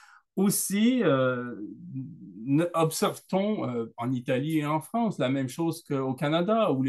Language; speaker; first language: French; native; French